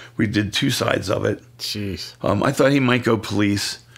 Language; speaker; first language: English; native; English